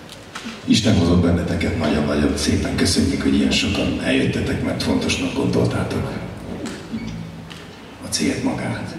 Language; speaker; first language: Hungarian; native; Hungarian